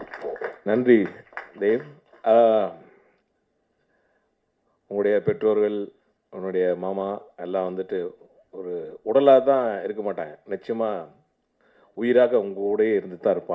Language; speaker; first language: Tamil; native; Tamil